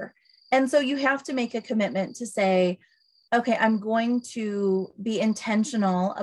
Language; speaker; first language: English; native; English